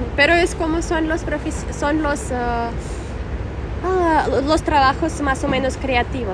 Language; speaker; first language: Spanish; non-native, fluent; Russian